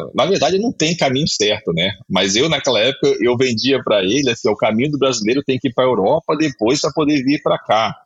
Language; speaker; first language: Portuguese; native; Portuguese